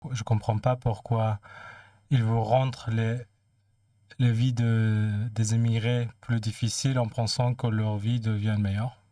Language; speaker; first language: French; non-native, fluent; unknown